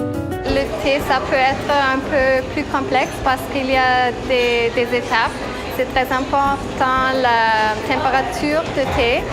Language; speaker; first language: French; non-native, fluent; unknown